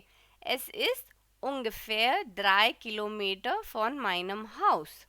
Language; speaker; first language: German; non-native, fluent; Hindi